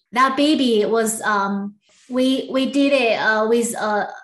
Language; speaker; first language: English; non-native, learner; Chinese